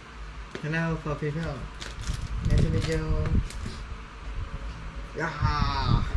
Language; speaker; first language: English; non-native, learner; Thai